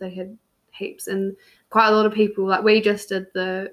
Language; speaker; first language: English; native; English